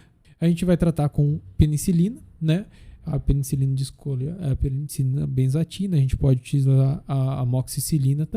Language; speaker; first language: Portuguese; native; Portuguese